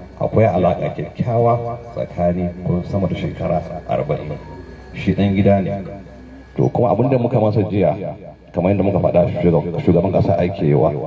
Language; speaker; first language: Hausa; native; Hausa